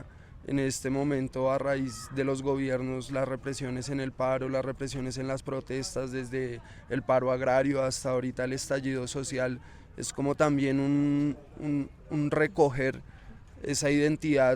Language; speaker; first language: Spanish; native; Spanish